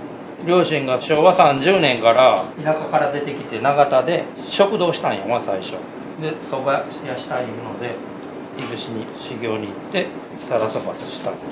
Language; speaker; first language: Japanese; native; Japanese